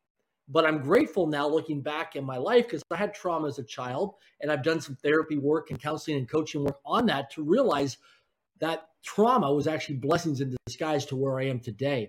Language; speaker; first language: English; native; English